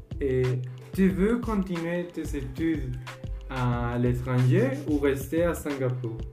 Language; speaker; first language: French; non-native, fluent; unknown